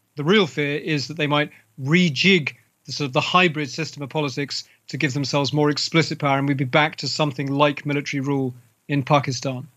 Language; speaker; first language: English; native; English